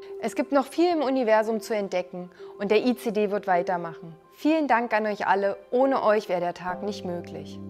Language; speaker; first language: German; native; German